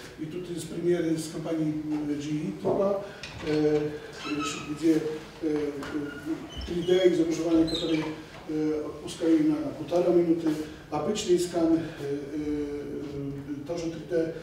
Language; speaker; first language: Polish; non-native, learner; Russian